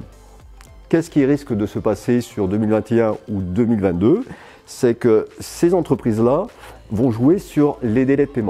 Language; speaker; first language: French; native; French